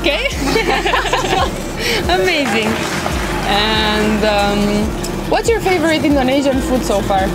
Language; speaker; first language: English; non-native, fluent; Romanian